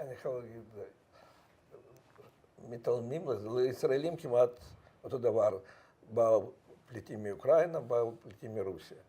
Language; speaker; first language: Hebrew; non-native, fluent; Russian